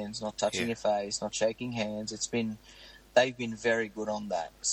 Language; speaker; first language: English; native; English